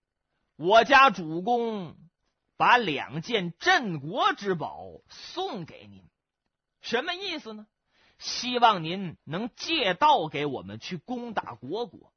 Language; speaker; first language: Chinese; native; Chinese